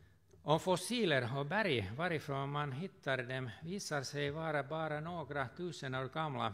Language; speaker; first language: Swedish; non-native, fluent; Finnish